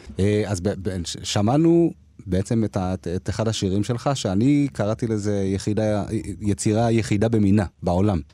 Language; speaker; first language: Hebrew; early bilingual, other home language; Amharic